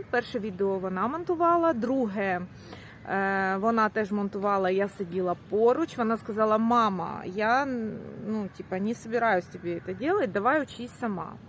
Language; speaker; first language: Ukrainian; non-native, local second language; Russian